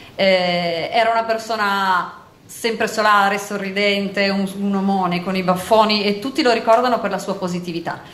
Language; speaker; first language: Italian; native; Italian